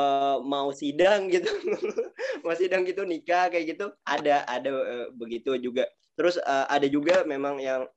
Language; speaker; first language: Indonesian; native; Indonesian